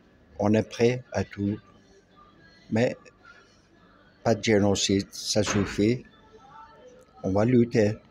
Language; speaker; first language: French; non-native, local second language; Armenian